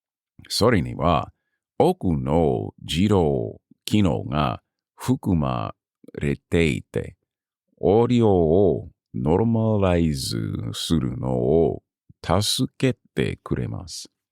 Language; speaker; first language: Japanese; non-native, learner; English